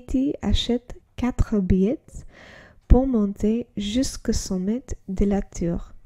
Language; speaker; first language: French; non-native, learner; English